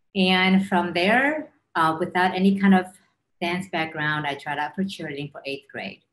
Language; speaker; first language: English; early bilingual, other home language; Korean